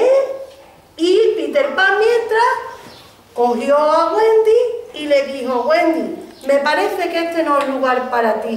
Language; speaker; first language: Spanish; native; Spanish